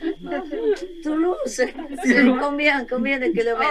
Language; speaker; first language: French; non-native, learner; Vietnamese